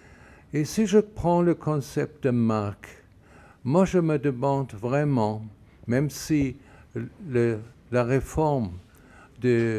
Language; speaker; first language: French; non-native, fluent; German